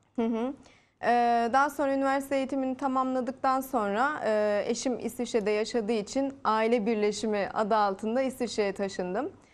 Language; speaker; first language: Turkish; native; Turkish